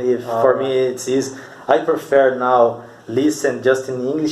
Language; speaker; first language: English; non-native, learner; Portuguese